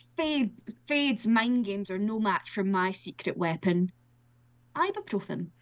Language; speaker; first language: English; native; English